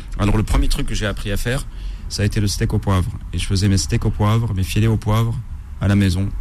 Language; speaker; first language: French; non-native, local second language; Arabic